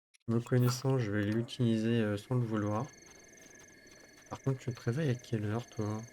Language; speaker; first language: French; native; French